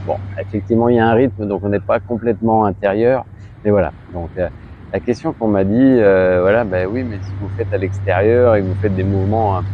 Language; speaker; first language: French; native; French